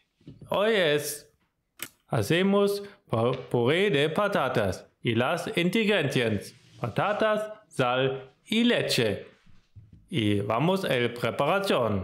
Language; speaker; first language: Spanish; non-native, learner; German